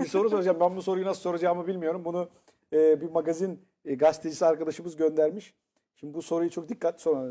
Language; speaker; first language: Turkish; native; Turkish